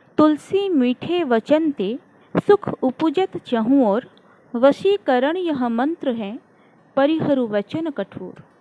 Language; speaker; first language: Hindi; non-native, local second language; Odia